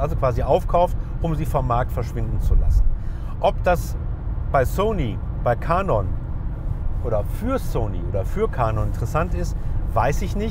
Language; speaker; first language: German; native; German